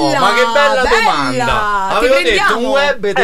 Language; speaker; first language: Italian; native; Italian